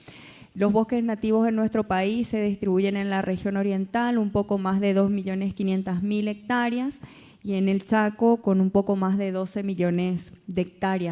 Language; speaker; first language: Spanish; native; Spanish